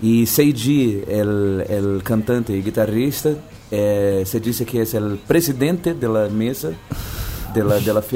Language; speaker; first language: Spanish; non-native, fluent; Portuguese